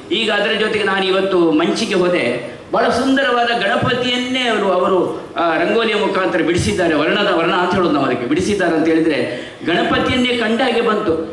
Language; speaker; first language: Kannada; non-native, local second language; Tulu